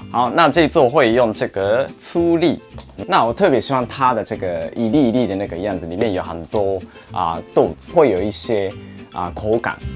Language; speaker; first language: Chinese; non-native, fluent; Japanese